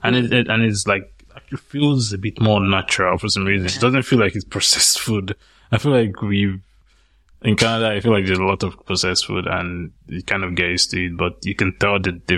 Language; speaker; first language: English; non-native, local second language; Yoruba